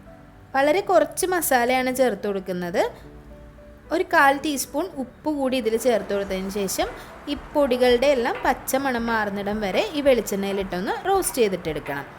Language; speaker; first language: Malayalam; native; Malayalam